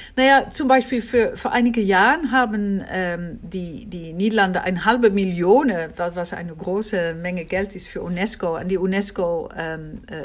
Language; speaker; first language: German; non-native, fluent; Dutch